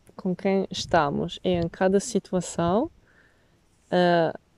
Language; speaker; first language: Portuguese; non-native, fluent; Italian